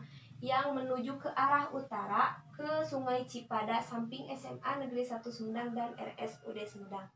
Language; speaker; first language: Indonesian; native; Indonesian